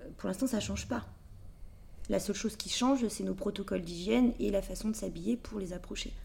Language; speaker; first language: French; native; French